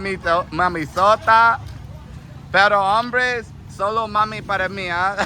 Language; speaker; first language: Spanish; non-native, learner; English